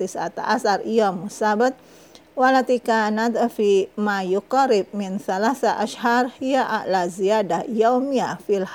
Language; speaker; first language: Arabic; non-native, fluent; Indonesian